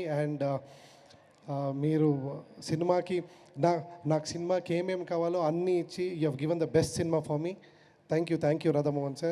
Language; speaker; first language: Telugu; non-native, learner; Kannada